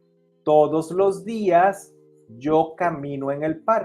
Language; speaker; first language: Spanish; non-native, fluent; English